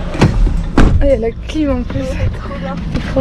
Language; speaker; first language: French; native; French